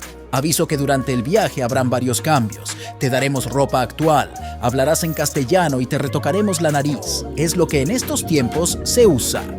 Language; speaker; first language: Spanish; native; Spanish